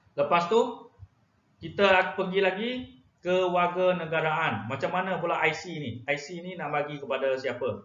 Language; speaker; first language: Malay; non-native, local second language; Chinese